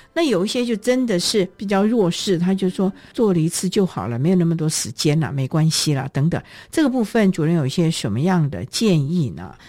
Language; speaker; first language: Chinese; native; Chinese